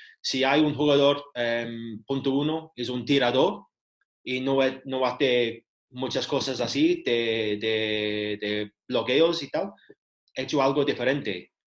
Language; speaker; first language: Spanish; non-native, learner; English